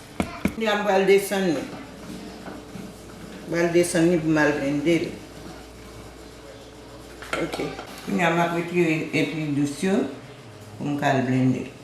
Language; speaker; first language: French; non-native, local second language; Haitian Creole